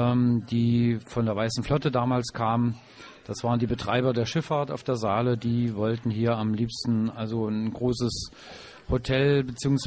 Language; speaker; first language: German; native; German